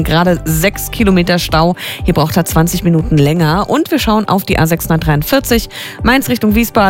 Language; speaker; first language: German; native; German